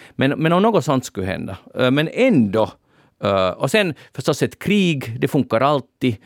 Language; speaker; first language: Swedish; native; Swedish